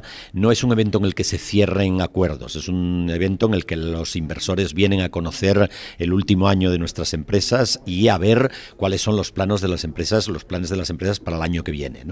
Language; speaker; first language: Spanish; native; Spanish